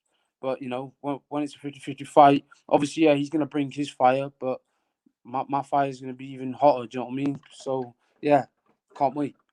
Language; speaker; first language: English; native; English